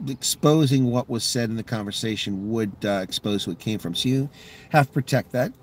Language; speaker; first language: English; native; English